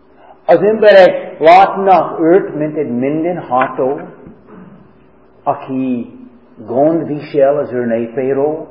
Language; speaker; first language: Hungarian; non-native, fluent; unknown